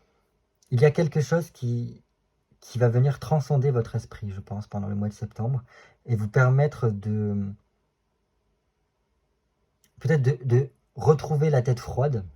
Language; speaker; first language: French; native; French